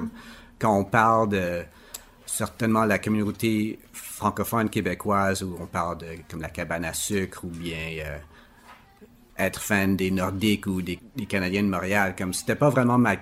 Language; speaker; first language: French; native; French